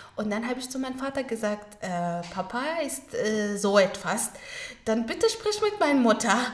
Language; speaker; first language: German; non-native, fluent; Pashto